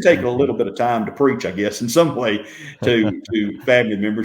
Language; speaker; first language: English; native; English